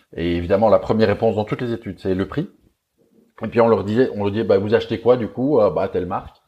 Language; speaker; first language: French; native; French